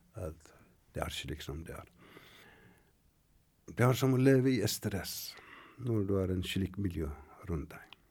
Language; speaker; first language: Norwegian; non-native, fluent; Persian